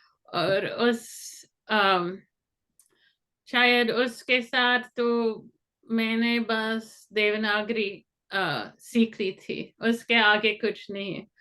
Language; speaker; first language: Hindi; non-native, fluent; English